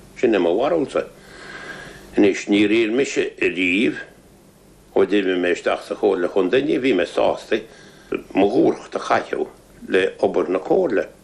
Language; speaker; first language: Irish; non-native, local second language; English